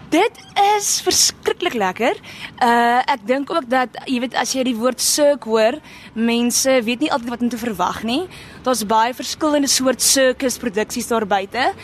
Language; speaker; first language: Afrikaans; non-native, local second language; English